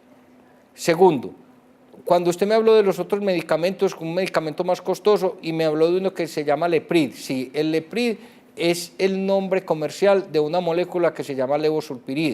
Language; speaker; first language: Spanish; native; Spanish